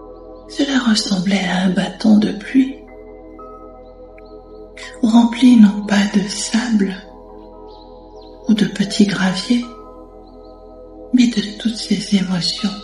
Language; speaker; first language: French; native; French